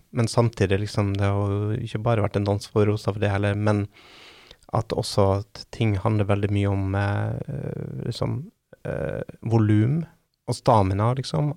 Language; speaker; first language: Norwegian; native; Norwegian